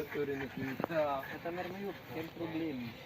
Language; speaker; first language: Dutch; native; Dutch